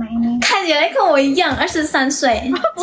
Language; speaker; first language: Chinese; non-native, learner; Indonesian